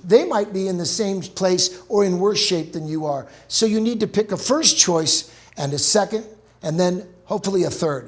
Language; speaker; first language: English; native; English